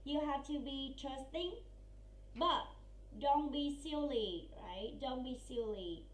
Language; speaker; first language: English; non-native, fluent; Vietnamese